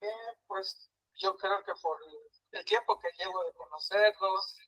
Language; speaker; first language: Spanish; native; Spanish